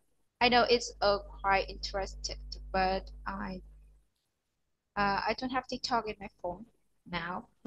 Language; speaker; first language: English; non-native, learner; Vietnamese